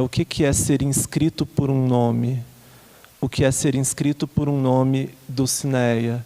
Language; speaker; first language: Portuguese; native; Portuguese